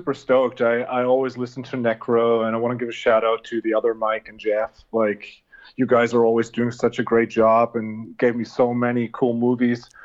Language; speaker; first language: English; non-native, fluent; German